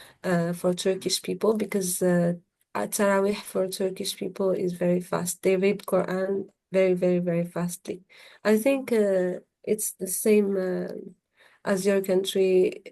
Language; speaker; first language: English; non-native, fluent; Arabic